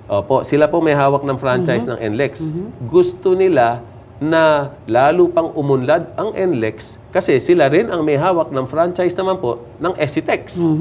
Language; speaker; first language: Filipino; non-native, local second language; Pampanga